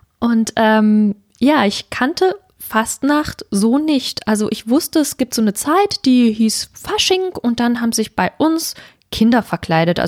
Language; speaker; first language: German; native; German